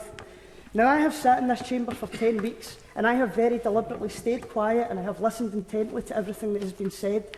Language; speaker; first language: English; native; English